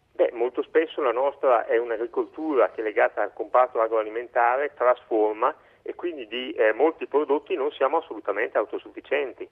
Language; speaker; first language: Italian; native; Italian